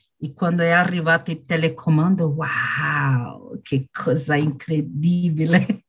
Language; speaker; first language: Italian; non-native, fluent; Portuguese